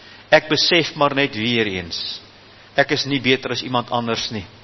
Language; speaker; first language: Afrikaans; native; Afrikaans